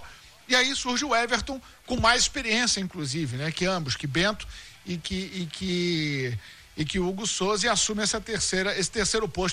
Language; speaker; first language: Portuguese; native; Portuguese